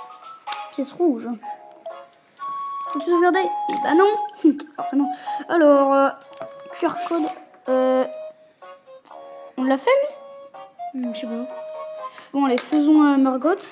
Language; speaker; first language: French; native; French